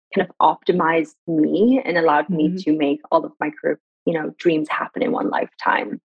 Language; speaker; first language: English; early bilingual, other home language; Persian